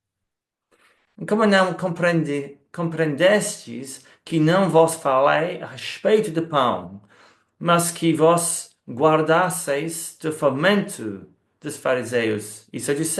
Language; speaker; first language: Portuguese; non-native, fluent; English